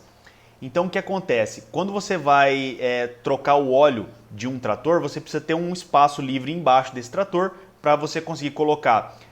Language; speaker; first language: Portuguese; native; Portuguese